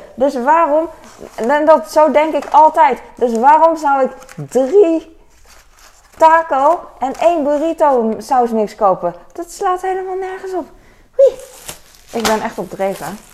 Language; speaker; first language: Dutch; native; Dutch